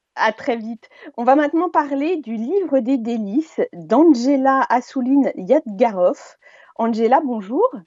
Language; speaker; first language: French; native; French